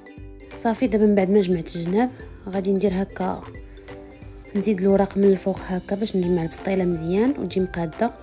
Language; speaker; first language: Arabic; native; Arabic